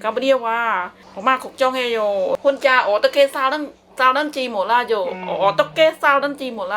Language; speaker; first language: Korean; non-native, learner; Khmer